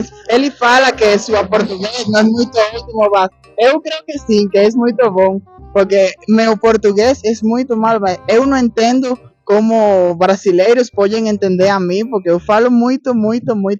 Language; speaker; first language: Portuguese; non-native, learner; Spanish